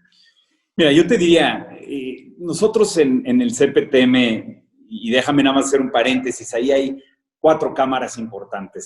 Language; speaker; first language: Spanish; native; Spanish